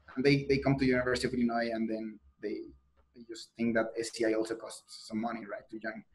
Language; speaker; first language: English; non-native, fluent; Spanish